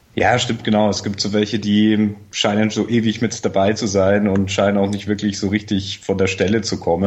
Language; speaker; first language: German; native; German